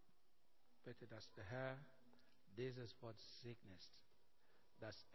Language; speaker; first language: German; non-native, learner; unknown